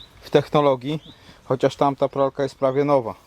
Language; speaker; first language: Polish; native; Polish